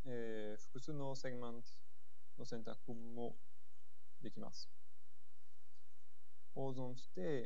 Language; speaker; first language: Japanese; non-native, fluent; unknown